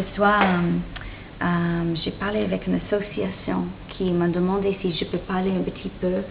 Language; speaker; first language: French; non-native, fluent; English